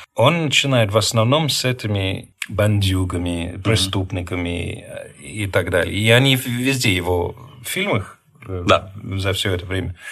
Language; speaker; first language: Russian; non-native, fluent; English